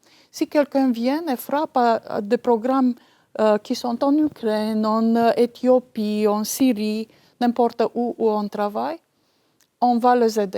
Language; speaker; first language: French; non-native, fluent; Romanian